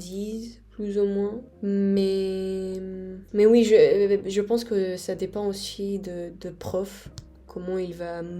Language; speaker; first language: French; non-native, fluent; Spanish